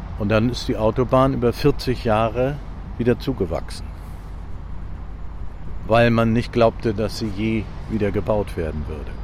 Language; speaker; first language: German; native; German